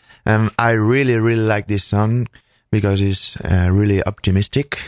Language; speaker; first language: English; non-native, fluent; Catalan